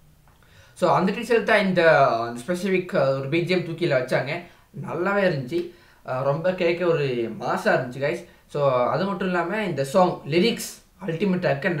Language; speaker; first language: Tamil; early bilingual, heritage; Tamil